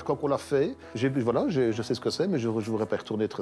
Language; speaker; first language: French; native; French